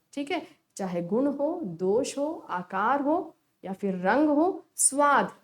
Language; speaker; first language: Hindi; non-native, local second language; Kannada